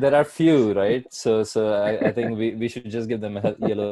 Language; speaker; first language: English; non-native, local second language; Marathi